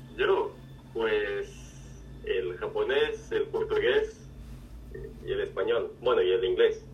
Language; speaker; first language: Spanish; non-native, fluent; Japanese